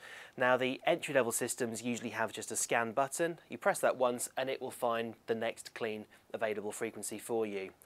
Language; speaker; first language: English; native; English